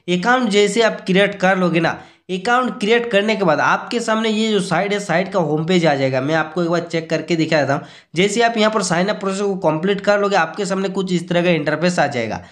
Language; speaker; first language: Hindi; native; Hindi